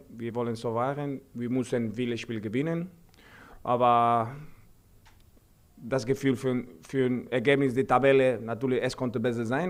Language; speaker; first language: German; non-native, fluent; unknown